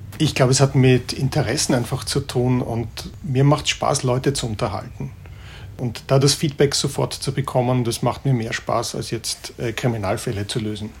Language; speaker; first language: German; native; German